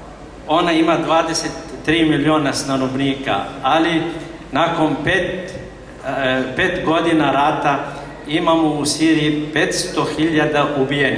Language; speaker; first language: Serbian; non-native, fluent; Arabic